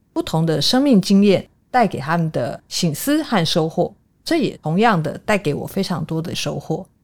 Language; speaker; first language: Chinese; native; Chinese